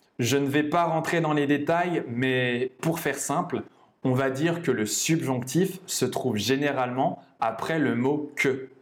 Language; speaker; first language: French; native; French